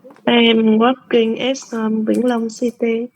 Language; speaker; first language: English; non-native, learner; Vietnamese